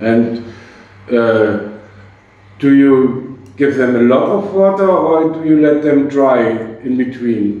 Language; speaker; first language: English; non-native, fluent; German